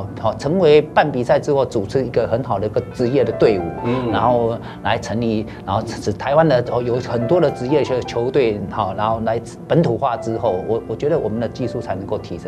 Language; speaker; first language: Chinese; native; Chinese